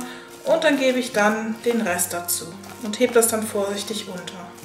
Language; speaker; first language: German; native; German